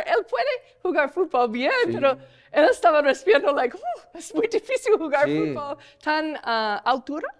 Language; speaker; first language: Spanish; non-native, learner; English